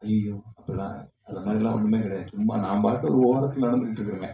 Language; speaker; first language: Tamil; native; Tamil